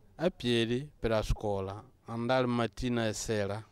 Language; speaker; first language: Italian; non-native, fluent; Mossi